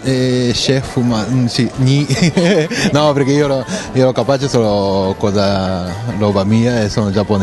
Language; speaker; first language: Italian; non-native, learner; Japanese